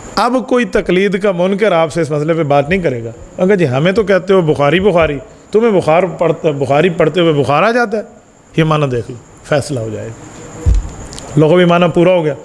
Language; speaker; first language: Urdu; non-native, local second language; Punjabi